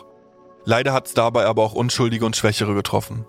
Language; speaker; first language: German; native; German